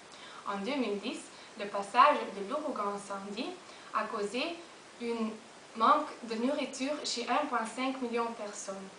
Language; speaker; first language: French; non-native, learner; Dutch